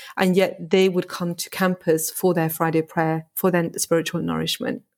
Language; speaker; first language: English; native; English